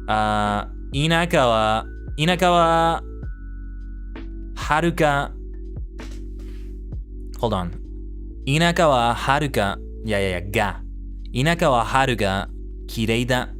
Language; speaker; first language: Japanese; non-native, learner; English